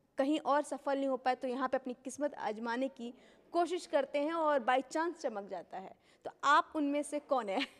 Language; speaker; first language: Hindi; native; Hindi